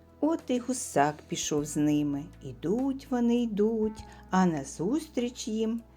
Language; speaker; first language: Ukrainian; native; Ukrainian